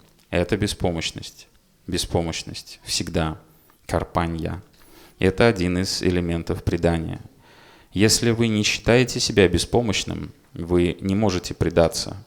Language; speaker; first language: Russian; native; Russian